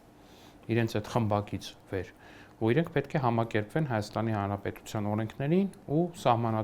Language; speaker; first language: Armenian; native; Armenian